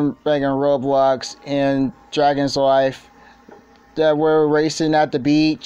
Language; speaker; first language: English; native; English